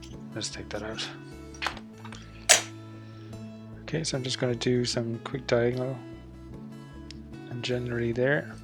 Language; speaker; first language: English; native; English